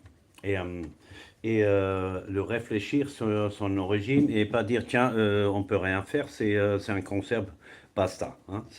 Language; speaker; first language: French; non-native, fluent; German